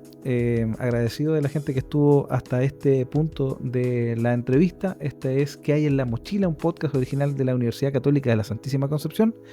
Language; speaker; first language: Spanish; native; Spanish